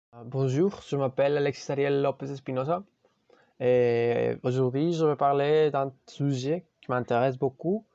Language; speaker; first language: French; non-native, learner; Spanish